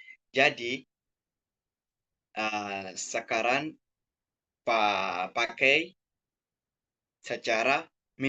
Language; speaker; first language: Indonesian; non-native, learner; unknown